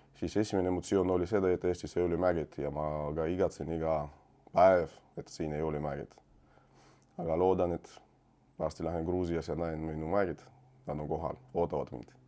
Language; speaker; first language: Estonian; non-native, fluent; Georgian